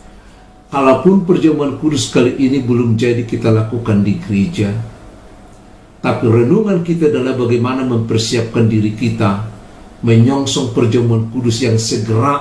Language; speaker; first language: Indonesian; native; Indonesian